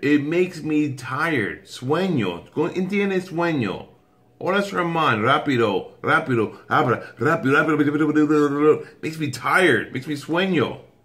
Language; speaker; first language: Spanish; non-native, learner; English